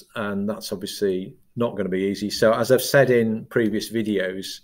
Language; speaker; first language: English; native; English